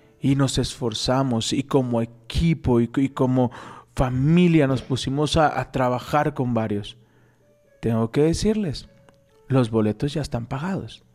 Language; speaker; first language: Spanish; native; Spanish